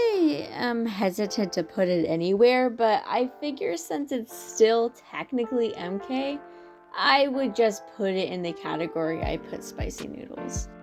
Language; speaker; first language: English; native; English